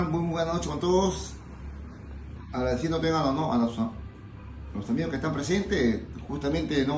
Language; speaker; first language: Spanish; native; Spanish